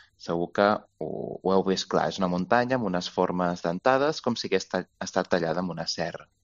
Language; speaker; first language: Catalan; native; Catalan